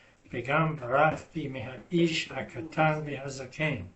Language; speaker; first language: Hebrew; non-native, fluent; English